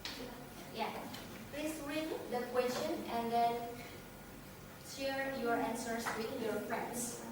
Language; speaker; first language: English; non-native, fluent; Indonesian